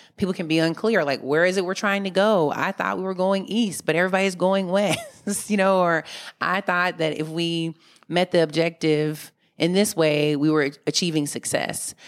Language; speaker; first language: English; native; English